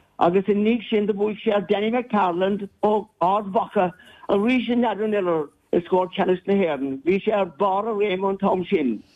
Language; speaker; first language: Irish; native; Irish